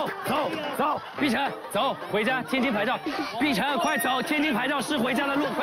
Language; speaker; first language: Chinese; native; Chinese